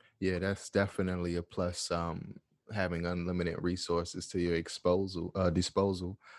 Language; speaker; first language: English; native; English